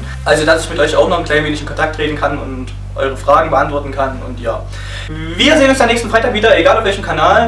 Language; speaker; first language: German; native; German